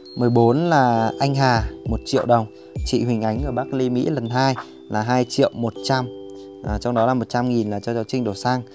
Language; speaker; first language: Vietnamese; native; Vietnamese